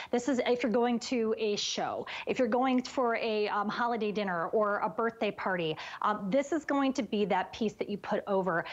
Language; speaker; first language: English; native; English